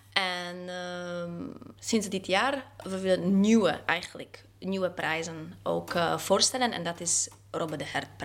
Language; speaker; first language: Dutch; non-native, fluent; Polish